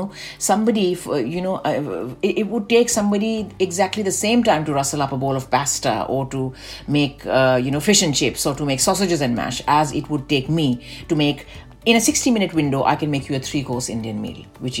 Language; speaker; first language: English; non-native, local second language; Bangla